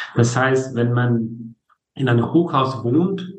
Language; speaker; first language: German; non-native, fluent; Danish